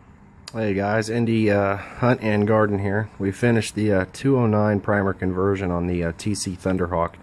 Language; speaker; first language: English; native; English